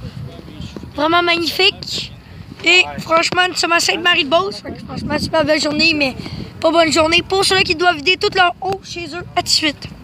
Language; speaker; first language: French; native; French